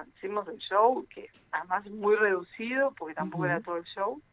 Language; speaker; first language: Spanish; early bilingual, other home language; Portuguese